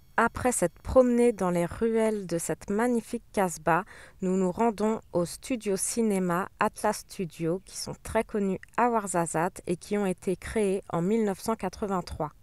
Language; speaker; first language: French; native; French